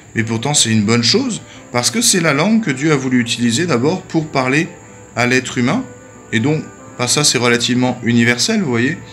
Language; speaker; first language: French; native; French